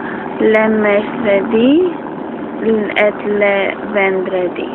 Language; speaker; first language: French; non-native, fluent; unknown